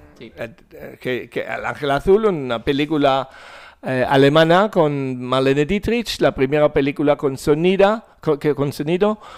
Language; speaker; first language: Spanish; non-native, fluent; German